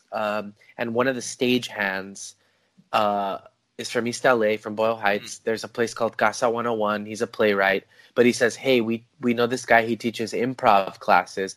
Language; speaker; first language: English; native; English